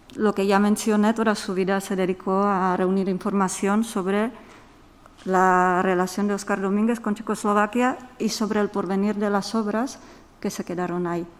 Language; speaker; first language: Spanish; non-native, fluent; Czech